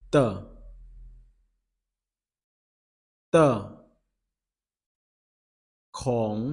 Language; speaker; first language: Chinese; non-native, fluent; Lao